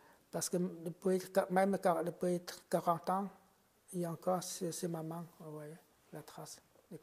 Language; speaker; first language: French; non-native, fluent; Khmer